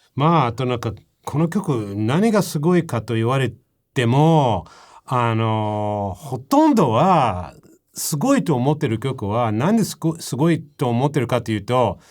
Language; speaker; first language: Japanese; non-native, fluent; English